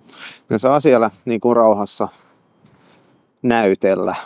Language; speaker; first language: Finnish; non-native, fluent; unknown